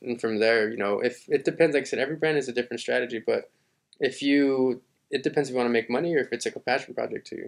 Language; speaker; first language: English; early bilingual, other home language; Spanish